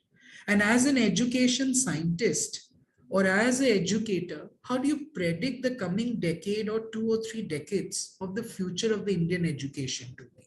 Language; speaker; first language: English; non-native, local second language; Hindi